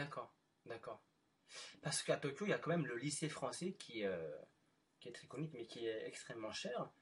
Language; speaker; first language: French; non-native, fluent; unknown